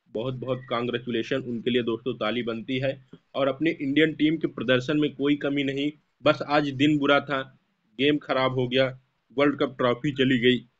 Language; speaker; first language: Hindi; native; Hindi